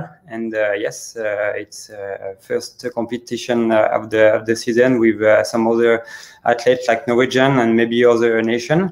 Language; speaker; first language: English; non-native, learner; French